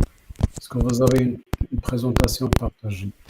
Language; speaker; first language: French; non-native, local second language; Arabic